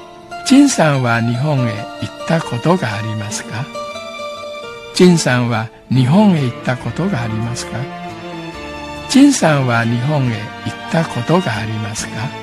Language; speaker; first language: Japanese; non-native, fluent; Min Nan Chinese